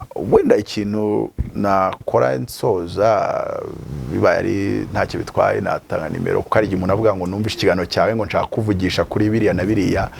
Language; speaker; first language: Kinyarwanda; native; Kinyarwanda